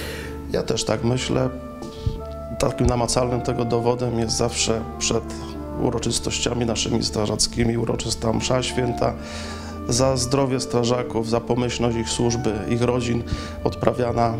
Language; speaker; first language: Polish; native; Polish